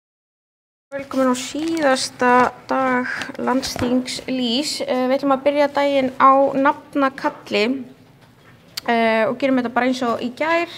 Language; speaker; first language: Icelandic; native; Icelandic